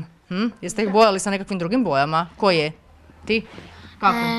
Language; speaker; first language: Croatian; native; Croatian